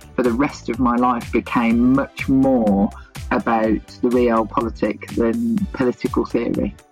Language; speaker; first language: English; native; English